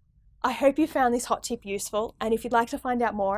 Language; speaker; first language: English; native; English